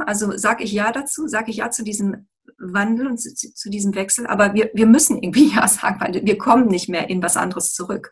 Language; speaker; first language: German; native; German